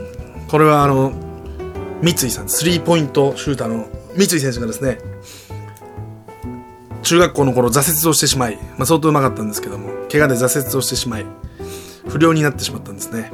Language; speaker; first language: Japanese; native; Japanese